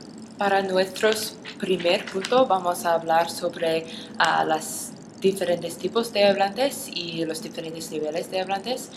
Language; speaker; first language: Spanish; non-native, learner; English